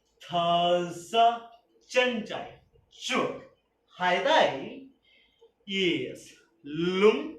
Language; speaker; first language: Vietnamese; non-native, learner; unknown